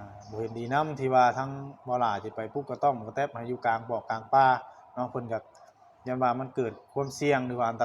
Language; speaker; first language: Thai; non-native, local second language; Lao